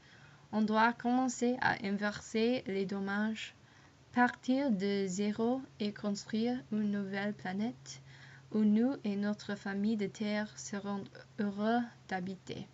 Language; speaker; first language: French; non-native, learner; English